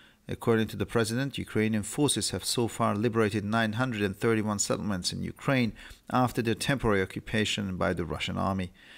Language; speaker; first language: English; non-native, fluent; Hungarian